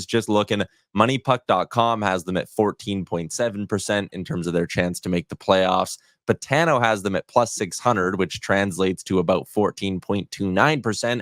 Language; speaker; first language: English; native; English